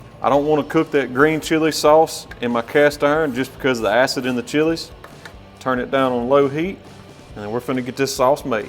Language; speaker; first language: English; native; English